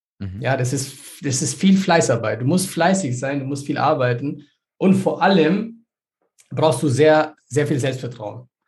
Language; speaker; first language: German; early bilingual, other home language; Spanish